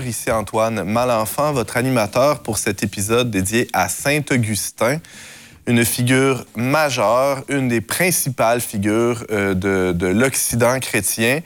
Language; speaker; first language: French; native; French